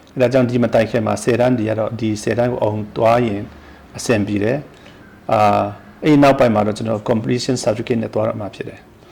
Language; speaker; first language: Burmese; non-native, local second language; Tedim Chin